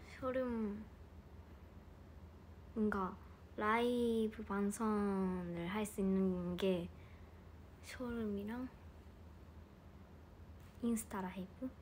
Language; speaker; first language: Korean; non-native, fluent; Japanese